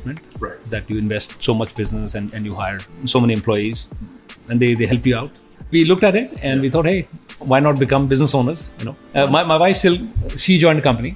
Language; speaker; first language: English; non-native, local second language; Hindi